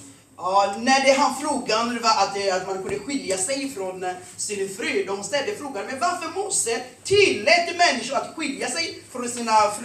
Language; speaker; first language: Swedish; non-native, fluent; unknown